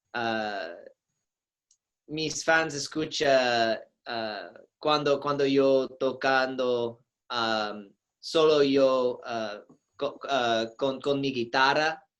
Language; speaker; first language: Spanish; non-native, learner; English